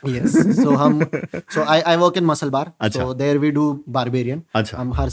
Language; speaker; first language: Hindi; non-native, local second language; Punjabi